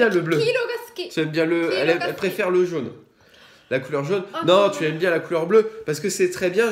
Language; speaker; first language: French; native; French